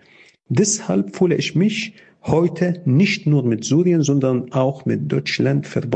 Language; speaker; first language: German; non-native, fluent; Arabic